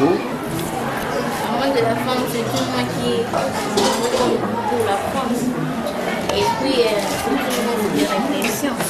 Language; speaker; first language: French; non-native, local second language; Lingala